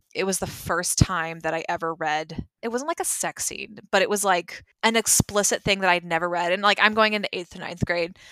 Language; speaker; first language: English; native; English